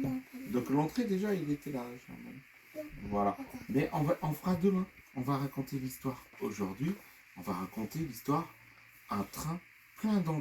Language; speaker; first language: French; native; French